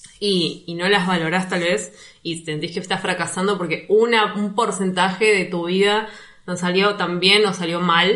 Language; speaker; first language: Spanish; native; Spanish